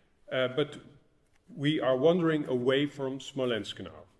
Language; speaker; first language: English; non-native, fluent; Dutch